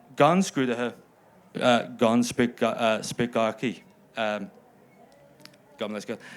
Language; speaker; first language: Irish; non-native, local second language; English